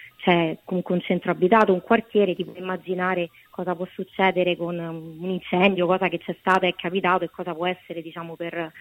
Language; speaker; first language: Italian; native; Italian